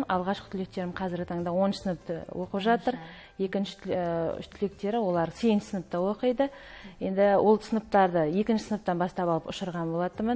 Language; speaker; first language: Kazakh; native; Kazakh